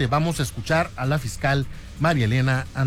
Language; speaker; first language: Spanish; native; Spanish